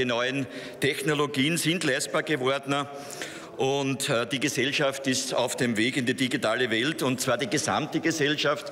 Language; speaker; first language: German; native; German